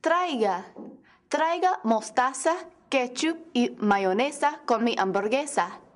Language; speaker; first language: Spanish; non-native, fluent; English